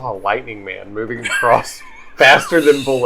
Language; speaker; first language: English; native; English